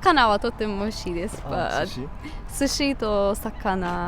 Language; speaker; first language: Japanese; non-native, learner; Czech